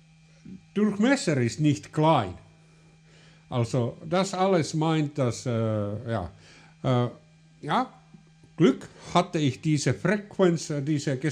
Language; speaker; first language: German; non-native, learner; Finnish